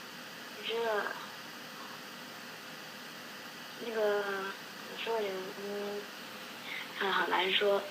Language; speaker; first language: Chinese; non-native, learner; English